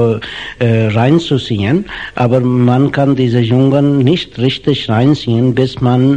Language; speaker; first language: German; non-native, fluent; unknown